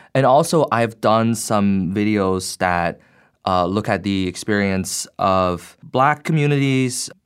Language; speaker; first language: English; non-native, fluent; Chinese